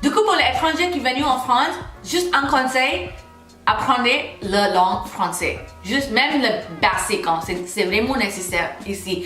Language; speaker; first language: French; non-native, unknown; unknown